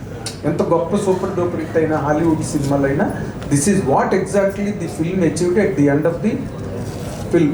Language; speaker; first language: Telugu; native; Telugu